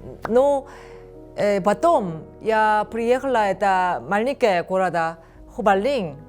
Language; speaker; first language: Russian; non-native, learner; Spanish